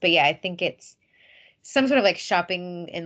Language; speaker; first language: English; native; English